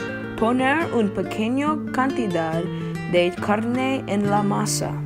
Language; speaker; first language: Spanish; non-native, learner; English